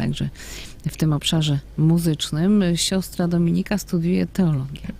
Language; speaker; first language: Polish; native; Polish